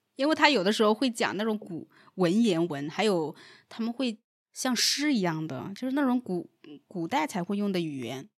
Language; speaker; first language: Chinese; native; Chinese